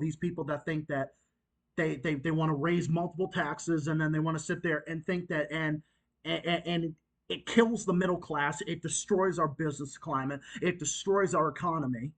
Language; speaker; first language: English; native; English